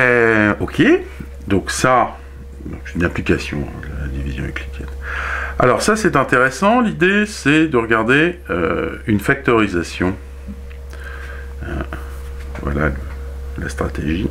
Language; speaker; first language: French; native; French